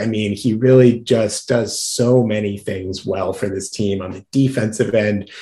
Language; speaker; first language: English; native; English